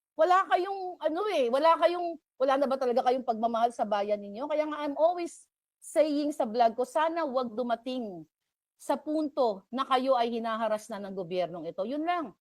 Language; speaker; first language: Filipino; native; Filipino